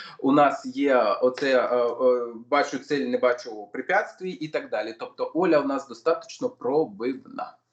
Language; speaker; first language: Ukrainian; non-native, local second language; Russian